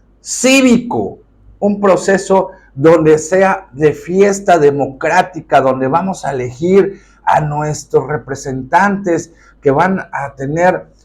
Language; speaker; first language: Spanish; native; Spanish